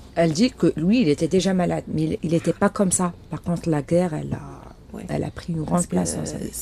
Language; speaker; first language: French; non-native, local second language; Arabic